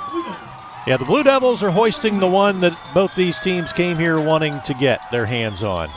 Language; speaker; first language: English; native; English